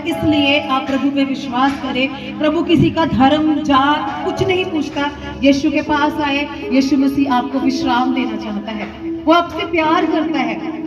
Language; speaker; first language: Hindi; non-native, local second language; Punjabi